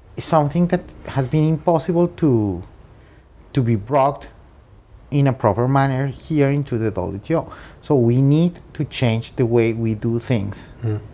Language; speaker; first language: English; non-native, fluent; Spanish